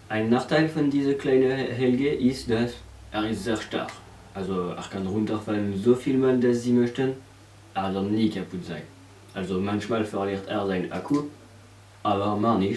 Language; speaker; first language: German; non-native, learner; French